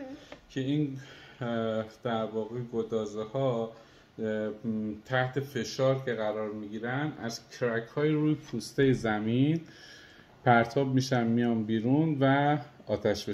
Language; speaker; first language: Persian; native; Persian